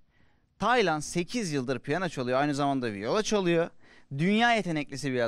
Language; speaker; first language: Turkish; native; Turkish